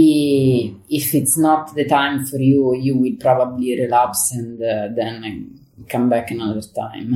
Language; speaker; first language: English; non-native, fluent; Italian